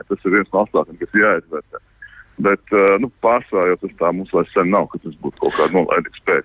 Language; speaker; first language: Latvian; native; Latvian